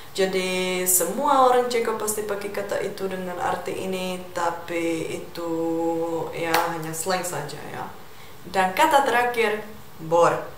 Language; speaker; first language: Indonesian; non-native, fluent; Czech